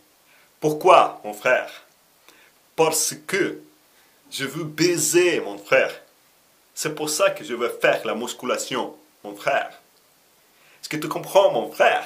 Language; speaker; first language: French; non-native, learner; Russian